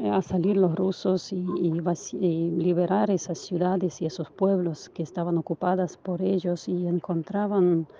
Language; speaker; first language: Spanish; non-native, fluent; Ukrainian